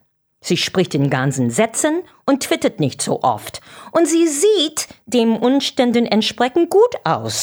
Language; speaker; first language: German; non-native, fluent; English